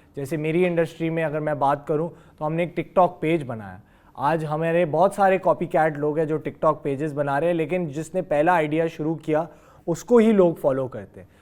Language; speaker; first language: Urdu; native; Urdu